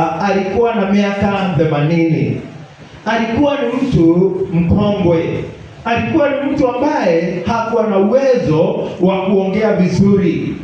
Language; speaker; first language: Swahili; non-native, local second language; Kikuyu